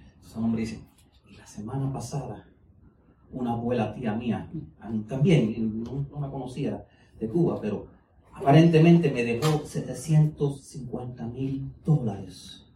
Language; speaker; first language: Spanish; early bilingual, heritage; Spanish